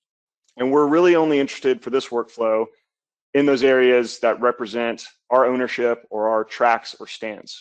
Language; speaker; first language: English; native; English